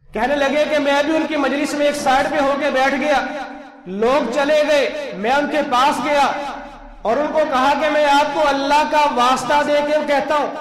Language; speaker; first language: Urdu; non-native, local second language; Punjabi